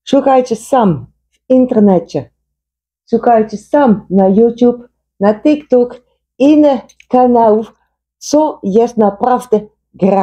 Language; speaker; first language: Polish; non-native, learner; Dutch